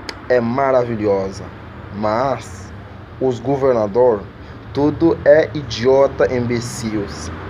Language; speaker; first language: Portuguese; non-native, learner; Haitian Creole